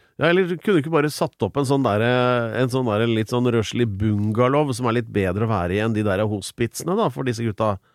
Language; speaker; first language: Norwegian; native; Norwegian